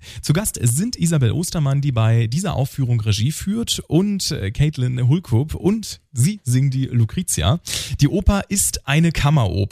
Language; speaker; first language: German; native; German